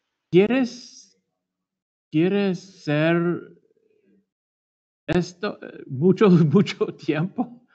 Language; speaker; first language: Spanish; non-native, learner; English